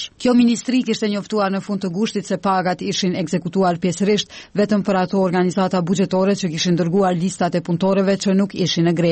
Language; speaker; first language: Albanian; native; Albanian